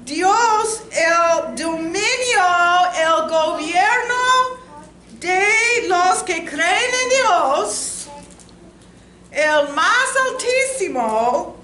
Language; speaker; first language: Spanish; non-native, learner; English